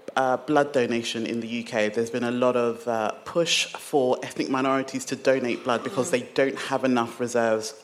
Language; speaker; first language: English; native; English